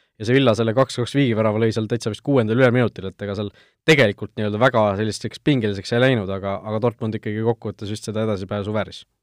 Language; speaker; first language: Estonian; native; Estonian